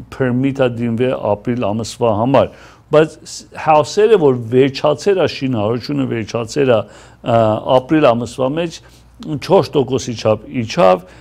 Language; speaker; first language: Armenian; early bilingual, heritage; Armenian